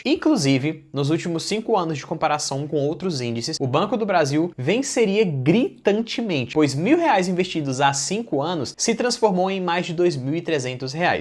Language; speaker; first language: Portuguese; native; Portuguese